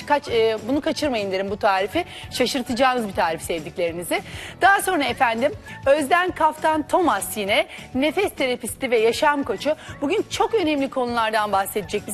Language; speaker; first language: Turkish; native; Turkish